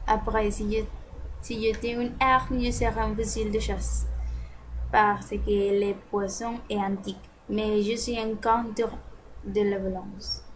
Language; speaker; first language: French; non-native, learner; Spanish